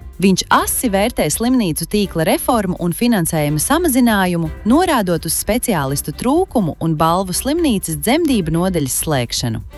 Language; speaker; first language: Latvian; native; Latvian